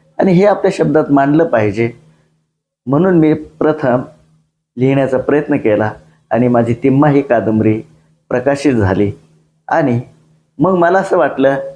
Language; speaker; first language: Marathi; non-native, local second language; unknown